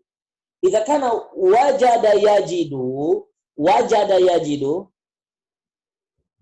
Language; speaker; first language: Arabic; non-native, fluent; Indonesian